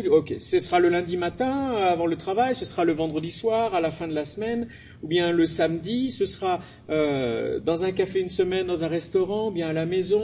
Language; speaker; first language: French; native; French